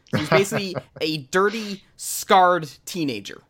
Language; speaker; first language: English; native; English